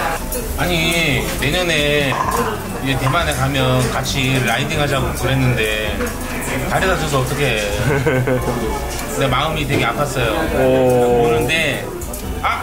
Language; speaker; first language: Korean; non-native, fluent; Chinese